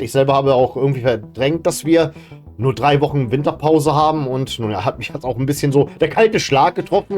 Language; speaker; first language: German; native; German